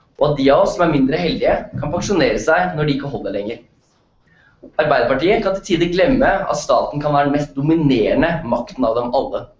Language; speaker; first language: Norwegian; native; Norwegian